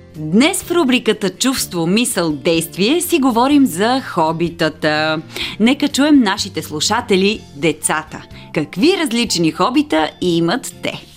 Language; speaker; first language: Bulgarian; native; Bulgarian